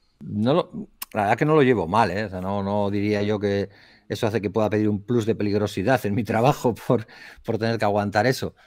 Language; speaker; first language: Spanish; native; Spanish